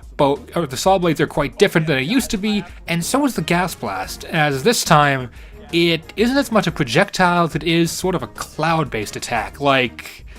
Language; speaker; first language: English; native; English